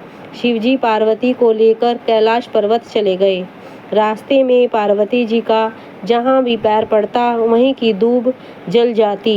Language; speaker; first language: Hindi; native; Hindi